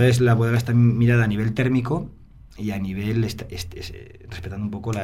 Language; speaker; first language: Spanish; native; Spanish